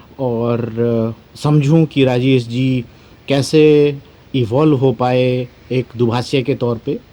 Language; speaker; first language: Hindi; native; Hindi